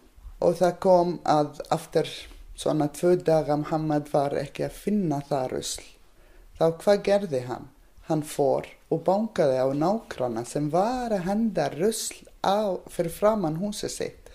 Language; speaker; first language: Icelandic; non-native, learner; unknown